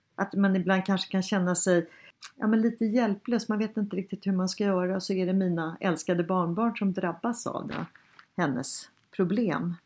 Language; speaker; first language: Swedish; native; Swedish